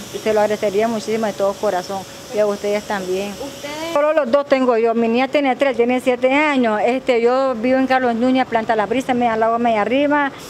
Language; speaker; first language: Spanish; native; Spanish